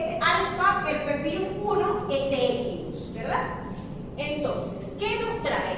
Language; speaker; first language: Spanish; native; Spanish